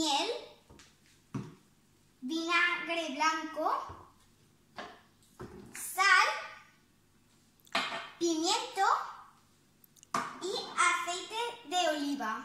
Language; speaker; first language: Spanish; non-native, learner; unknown